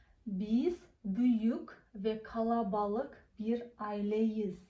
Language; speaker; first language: Turkish; non-native, fluent; Kazakh